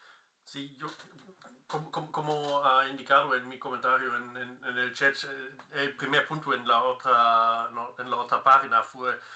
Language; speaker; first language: Spanish; non-native, fluent; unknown